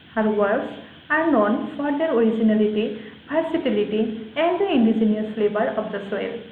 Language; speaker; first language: English; non-native, local second language; Assamese